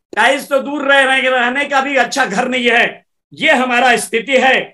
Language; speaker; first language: Hindi; native; Hindi